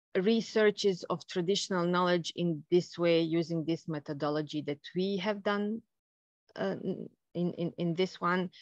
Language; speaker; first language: English; non-native, fluent; Bosnian